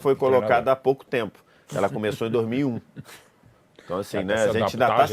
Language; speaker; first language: Portuguese; native; Portuguese